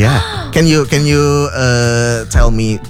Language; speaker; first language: English; non-native, fluent; Indonesian